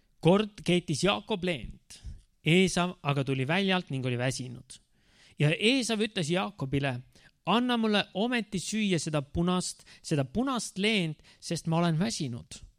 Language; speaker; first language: Estonian; native; Estonian